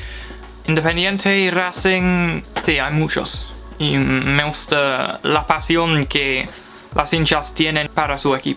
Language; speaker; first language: Spanish; non-native, fluent; English